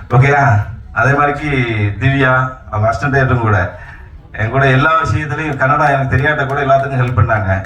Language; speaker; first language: Tamil; native; Tamil